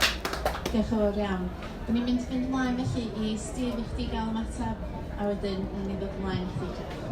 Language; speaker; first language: Welsh; native; Welsh